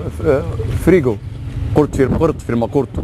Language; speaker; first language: Russian; non-native, learner; Turkish